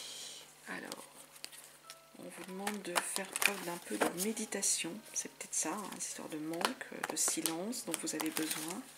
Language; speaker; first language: French; native; French